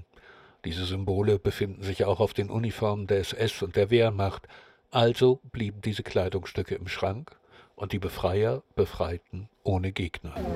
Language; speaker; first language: German; native; German